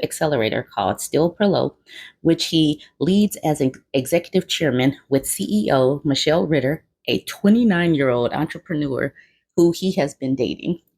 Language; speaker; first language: English; native; English